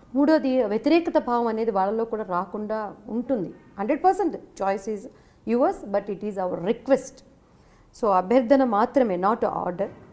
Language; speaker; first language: Telugu; native; Telugu